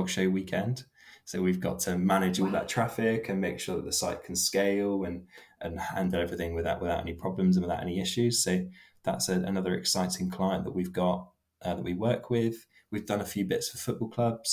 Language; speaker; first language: English; native; English